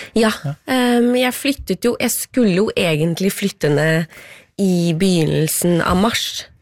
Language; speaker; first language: Norwegian; early bilingual, other home language; Persian